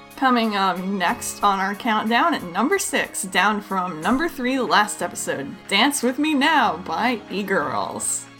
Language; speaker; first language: English; native; English